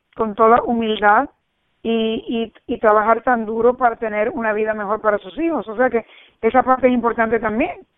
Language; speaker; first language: Spanish; early bilingual, heritage; Spanish